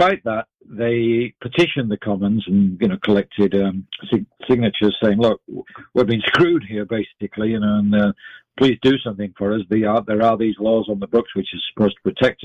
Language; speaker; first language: English; native; English